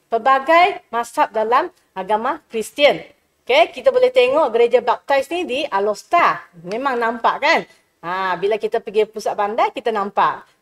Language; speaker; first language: Malay; non-native, local second language; Chinese